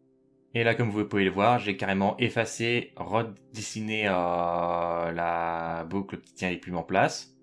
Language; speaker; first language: French; native; French